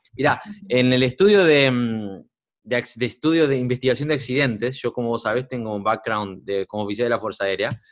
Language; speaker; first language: Spanish; native; Spanish